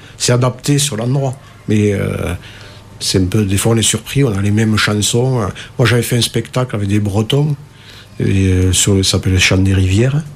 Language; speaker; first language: French; native; French